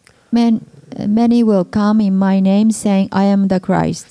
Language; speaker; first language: English; non-native, fluent; Japanese